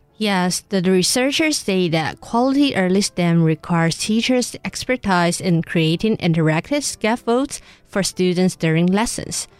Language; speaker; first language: English; non-native, fluent; Chinese